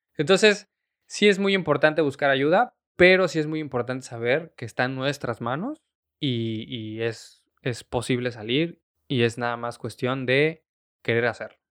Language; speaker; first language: Spanish; native; Spanish